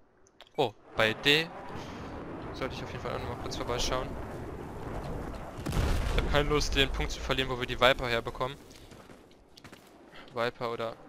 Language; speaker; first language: German; native; German